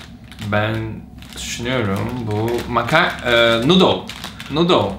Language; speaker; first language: Turkish; non-native, fluent; Portuguese